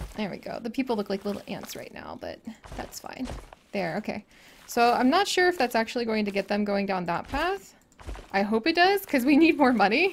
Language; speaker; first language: English; native; English